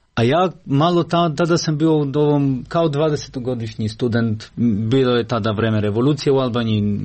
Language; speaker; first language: Serbian; non-native, fluent; Albanian